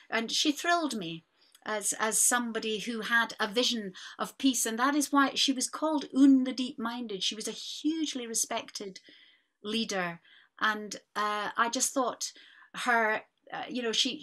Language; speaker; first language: English; native; English